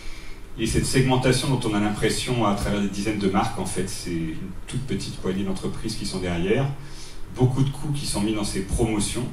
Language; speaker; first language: French; native; French